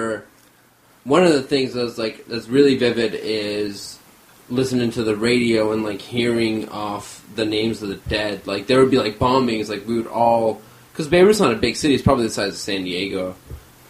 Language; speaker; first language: English; early bilingual, other home language; Armenian